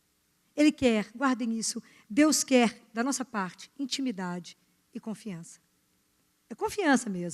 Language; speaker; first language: Portuguese; native; Portuguese